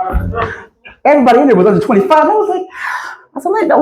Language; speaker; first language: English; native; English